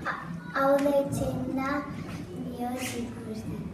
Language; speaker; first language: Basque; non-native, local second language; Spanish